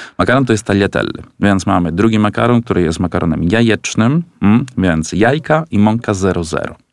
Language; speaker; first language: Polish; non-native, fluent; Italian